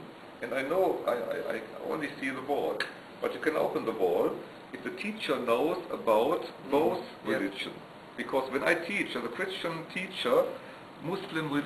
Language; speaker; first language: English; non-native, learner; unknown